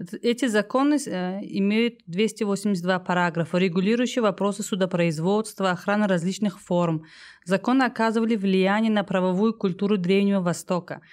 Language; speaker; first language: Russian; non-native, local second language; Tajik